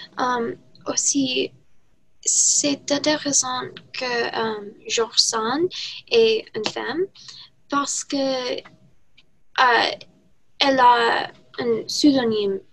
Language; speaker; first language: French; non-native, learner; English